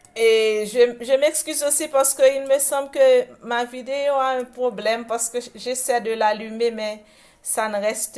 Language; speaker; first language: French; non-native, local second language; Haitian Creole